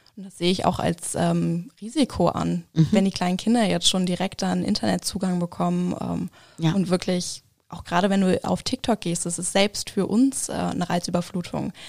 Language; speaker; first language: German; native; German